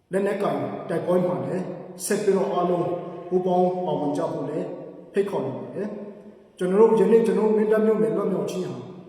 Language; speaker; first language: Burmese; non-native, local second language; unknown